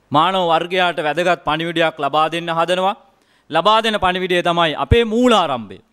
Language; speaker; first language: Sinhala; non-native, local second language; Tamil